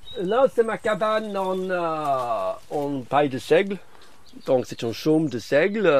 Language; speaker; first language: French; early bilingual, other home language; English